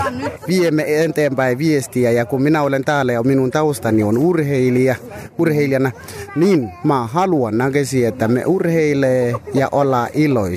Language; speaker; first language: Finnish; non-native, fluent; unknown